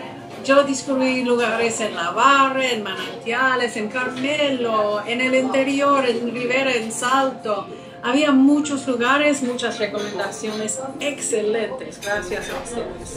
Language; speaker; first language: Spanish; non-native, fluent; English